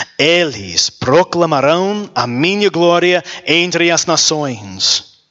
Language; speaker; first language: Portuguese; non-native, learner; English